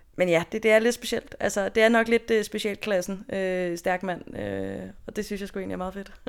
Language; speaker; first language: Danish; native; Danish